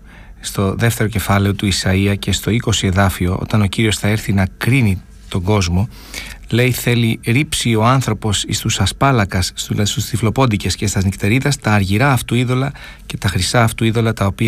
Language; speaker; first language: Greek; native; Greek